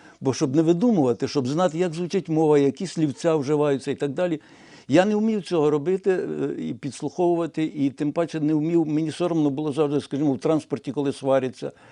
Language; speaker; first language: Ukrainian; non-native, local second language; Russian